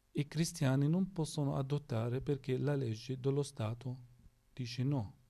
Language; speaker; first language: Italian; non-native, fluent; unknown